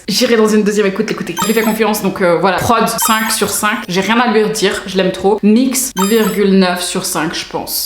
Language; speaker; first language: French; native; French